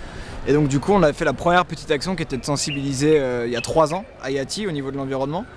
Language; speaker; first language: French; native; French